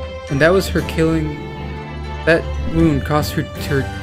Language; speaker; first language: English; native; English